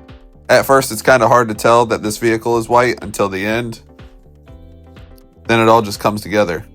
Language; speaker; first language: English; native; English